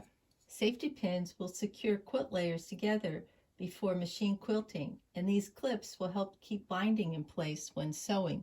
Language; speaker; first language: English; native; English